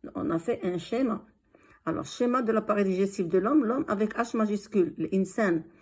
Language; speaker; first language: French; non-native, local second language; Arabic